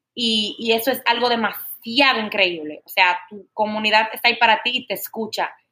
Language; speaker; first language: Spanish; native; Spanish